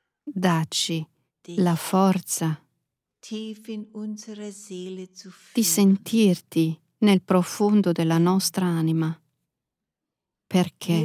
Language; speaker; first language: Italian; native; Italian